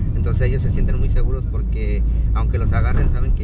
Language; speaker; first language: Spanish; native; Spanish